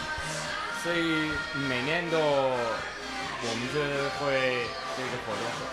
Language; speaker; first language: Chinese; non-native, fluent; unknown